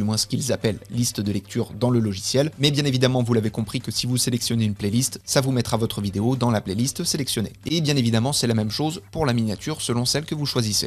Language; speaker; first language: French; native; French